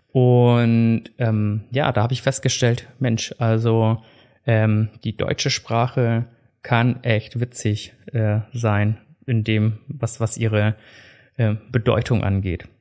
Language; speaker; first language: German; early bilingual, other home language; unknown